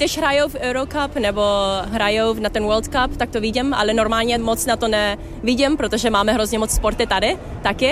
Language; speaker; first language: Czech; early bilingual, heritage; English